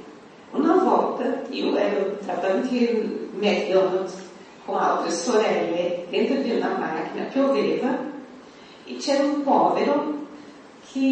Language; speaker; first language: Italian; non-native, fluent; Portuguese